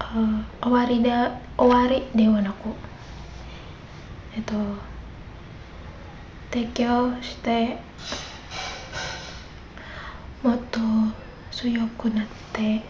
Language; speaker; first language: Japanese; non-native, learner; Indonesian